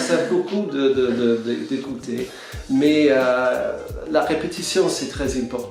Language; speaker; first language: French; non-native, fluent; English